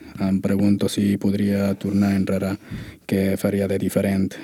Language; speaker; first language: Catalan; non-native, learner; Spanish